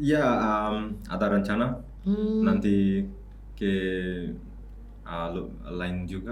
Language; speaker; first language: Indonesian; non-native, learner; Bangla